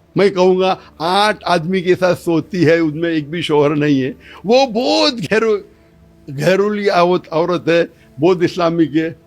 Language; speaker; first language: Urdu; non-native, local second language; Konkani